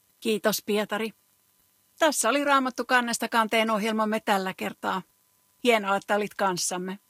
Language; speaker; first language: Finnish; native; Finnish